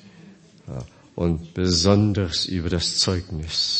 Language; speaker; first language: German; non-native, fluent; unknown